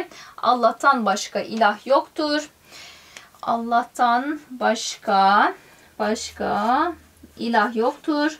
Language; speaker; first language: Turkish; native; Turkish